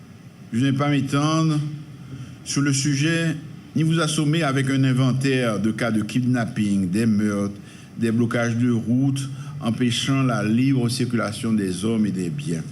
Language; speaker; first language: French; non-native, local second language; Haitian Creole